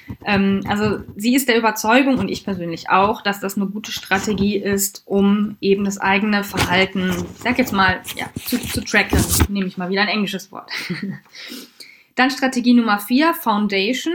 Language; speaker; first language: German; native; German